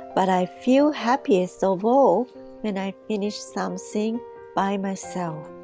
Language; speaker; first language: English; non-native, learner; Japanese